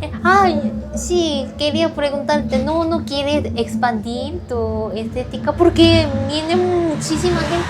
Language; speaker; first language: Spanish; non-native, fluent; Korean